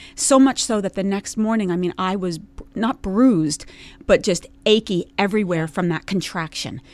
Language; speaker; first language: English; native; English